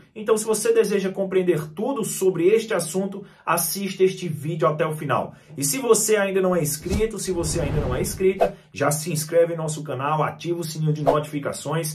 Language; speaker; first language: Portuguese; native; Portuguese